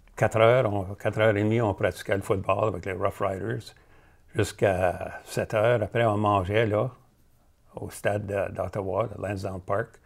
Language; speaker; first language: French; native; French